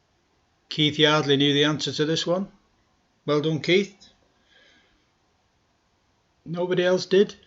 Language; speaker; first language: English; native; English